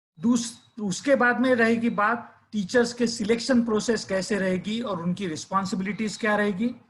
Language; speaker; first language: Hindi; non-native, local second language; Marathi